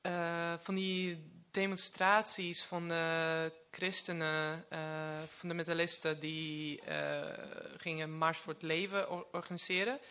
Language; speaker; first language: Dutch; non-native, fluent; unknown